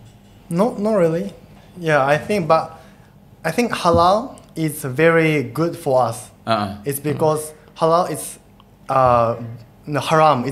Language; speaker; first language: English; non-native, fluent; Japanese